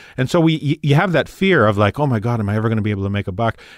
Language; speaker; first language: English; native; English